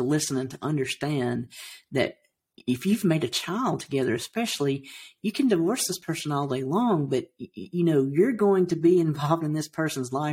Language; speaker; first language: English; native; English